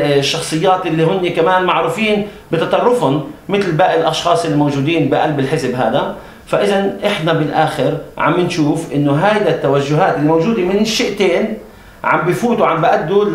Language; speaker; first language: Arabic; native; Arabic